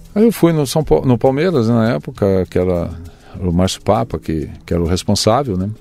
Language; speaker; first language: Portuguese; native; Portuguese